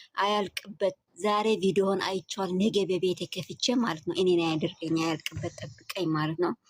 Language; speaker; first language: Amharic; non-native, local second language; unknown